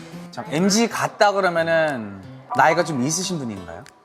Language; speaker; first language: Korean; early bilingual, other home language; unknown